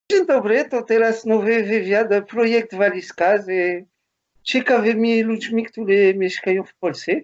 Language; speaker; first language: Polish; non-native, learner; French